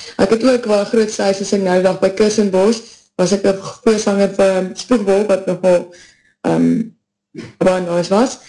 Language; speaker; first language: Afrikaans; native; Afrikaans